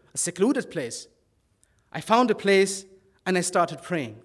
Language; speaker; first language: English; early bilingual, other home language; Dutch